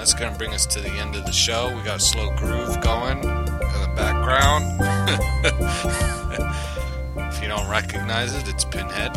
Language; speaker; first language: English; native; English